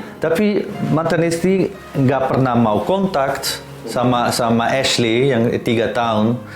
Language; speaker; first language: Indonesian; non-native, fluent; Dutch